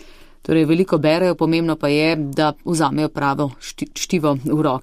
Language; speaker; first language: Slovenian; native; Slovenian